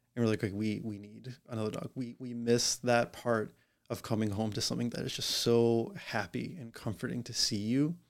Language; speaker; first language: English; native; English